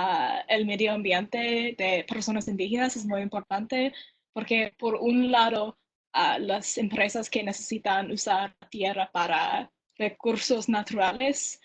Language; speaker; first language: Spanish; non-native, learner; English